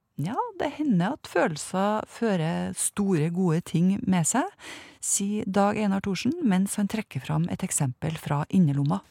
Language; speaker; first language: Norwegian; native; Norwegian